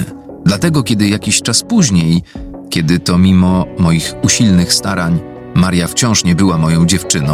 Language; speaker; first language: Polish; native; Polish